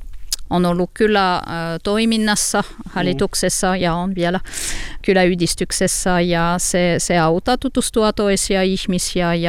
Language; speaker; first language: Finnish; non-native, learner; French